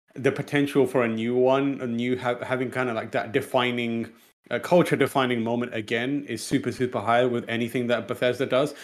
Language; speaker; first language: English; non-native, local second language; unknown